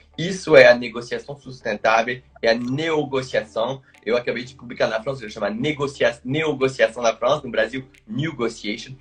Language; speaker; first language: Portuguese; non-native, fluent; French